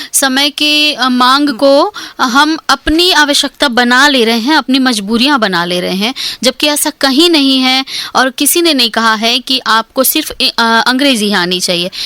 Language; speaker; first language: Hindi; native; Hindi